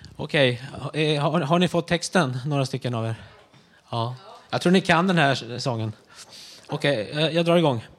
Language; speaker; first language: Swedish; native; Swedish